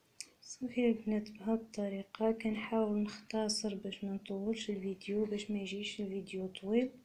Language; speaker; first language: Arabic; native; Arabic